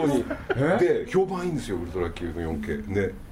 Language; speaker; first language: Japanese; native; Japanese